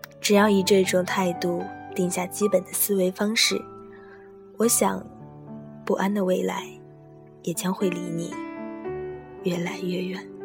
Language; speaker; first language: Chinese; native; Chinese